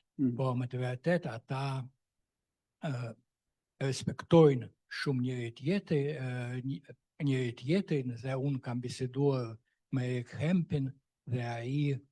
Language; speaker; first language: Albanian; non-native, fluent; Russian